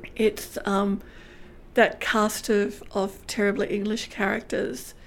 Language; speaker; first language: English; native; English